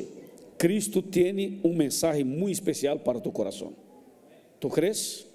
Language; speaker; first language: Spanish; non-native, fluent; Portuguese